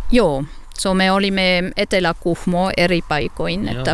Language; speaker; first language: Finnish; non-native, learner; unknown